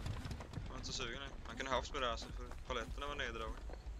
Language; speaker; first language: Swedish; native; Swedish